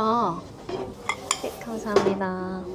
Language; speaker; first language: Korean; non-native, learner; Japanese